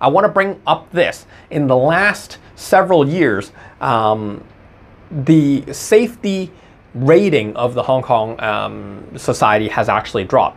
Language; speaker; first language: English; non-native, local second language; Cantonese